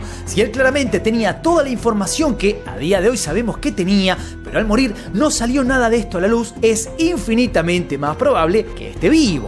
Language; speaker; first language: Spanish; native; Spanish